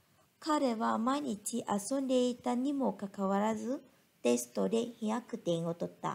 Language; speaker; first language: Japanese; non-native, fluent; Vietnamese